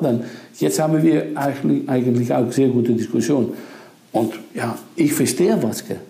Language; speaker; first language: German; non-native, fluent; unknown